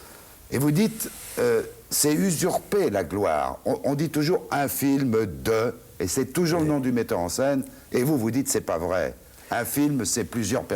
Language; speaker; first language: French; native; French